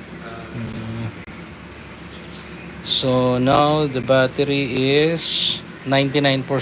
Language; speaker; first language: English; non-native, local second language; Filipino